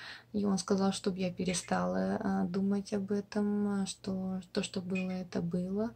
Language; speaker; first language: Russian; non-native, local second language; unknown